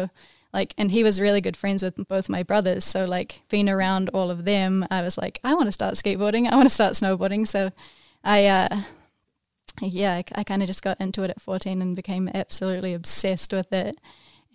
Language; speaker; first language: English; native; English